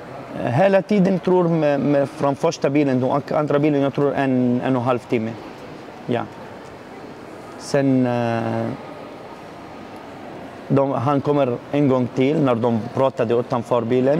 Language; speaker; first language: Swedish; non-native, learner; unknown